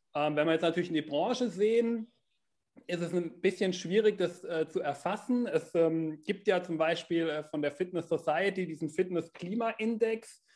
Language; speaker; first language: German; native; German